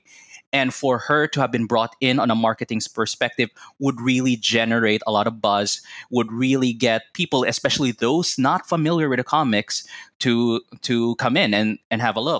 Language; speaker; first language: English; non-native, local second language; Cebuano